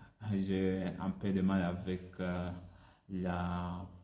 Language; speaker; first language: French; non-native, learner; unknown